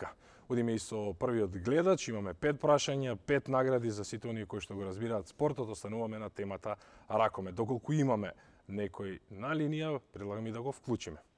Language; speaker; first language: Macedonian; native; Macedonian